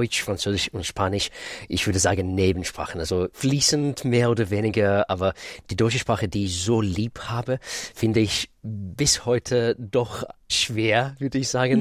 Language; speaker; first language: German; non-native, fluent; Russian